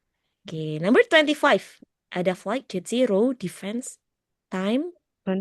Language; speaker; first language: English; non-native, learner; Indonesian